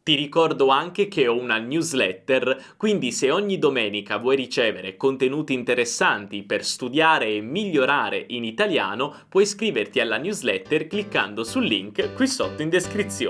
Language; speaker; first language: Italian; native; Italian